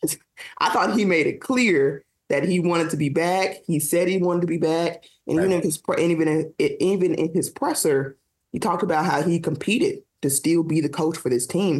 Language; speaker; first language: English; native; English